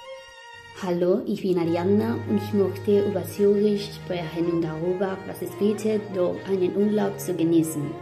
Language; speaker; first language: German; non-native, learner; Spanish